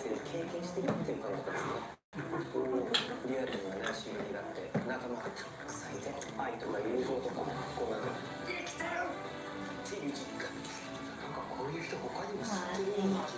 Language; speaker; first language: Japanese; native; Japanese